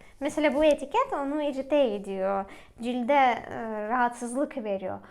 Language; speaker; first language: Turkish; non-native, fluent; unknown